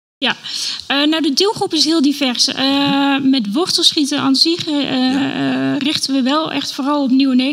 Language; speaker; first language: Dutch; native; Dutch